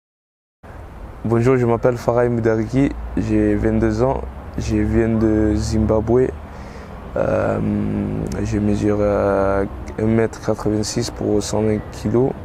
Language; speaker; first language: French; non-native, learner; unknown